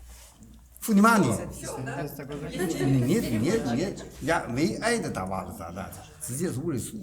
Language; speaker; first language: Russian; non-native, learner; Chinese